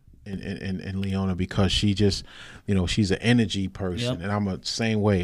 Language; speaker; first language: English; native; English